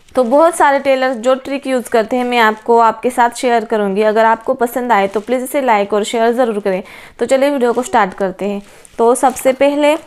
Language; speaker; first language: Hindi; non-native, local second language; Marathi